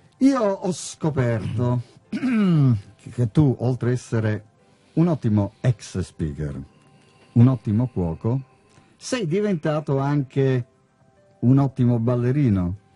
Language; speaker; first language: Italian; native; Italian